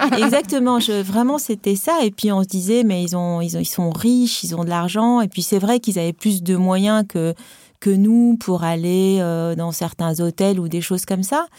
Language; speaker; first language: French; non-native, local second language; Arabic